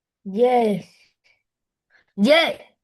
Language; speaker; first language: English; non-native, learner; Vietnamese